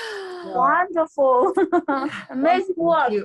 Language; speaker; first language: English; non-native, learner; Russian